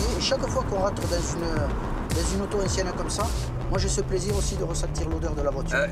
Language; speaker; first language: French; native; French